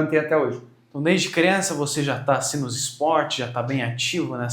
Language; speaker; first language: Portuguese; native; Portuguese